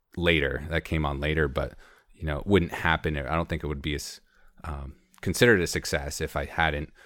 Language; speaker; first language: English; native; English